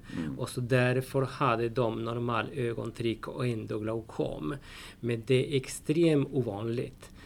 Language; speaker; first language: Swedish; non-native, fluent; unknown